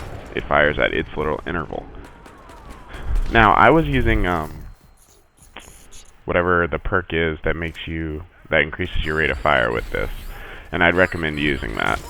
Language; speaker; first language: English; native; English